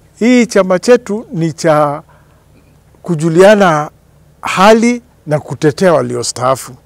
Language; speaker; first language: Swahili; non-native, local second language; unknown